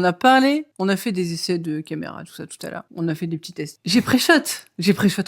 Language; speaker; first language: French; native; French